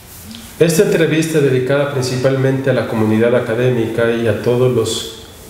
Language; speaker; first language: Spanish; native; Spanish